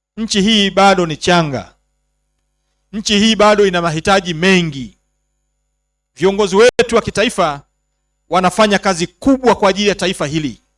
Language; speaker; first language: Swahili; native; Swahili